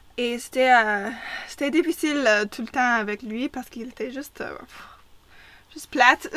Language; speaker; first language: French; non-native, fluent; English